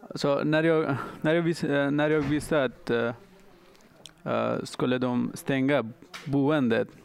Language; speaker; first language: Swedish; non-native, fluent; Persian